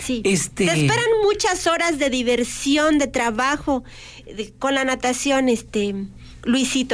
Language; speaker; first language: Spanish; native; Spanish